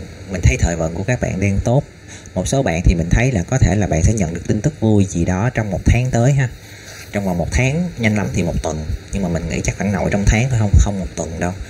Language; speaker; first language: Vietnamese; native; Vietnamese